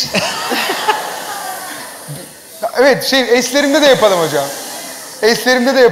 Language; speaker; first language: Turkish; native; Turkish